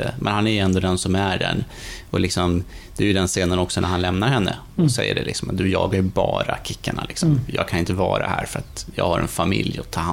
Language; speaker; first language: Swedish; native; Swedish